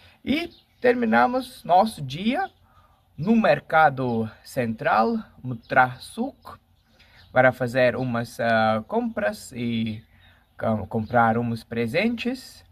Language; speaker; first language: Portuguese; non-native, fluent; Latvian